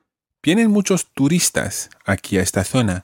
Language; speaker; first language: Spanish; non-native, fluent; English